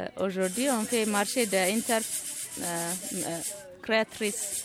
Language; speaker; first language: French; non-native, learner; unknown